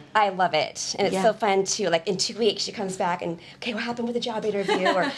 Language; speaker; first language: English; native; English